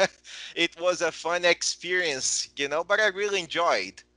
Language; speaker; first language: English; non-native, fluent; Portuguese